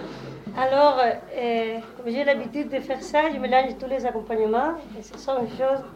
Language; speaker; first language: French; non-native, learner; Spanish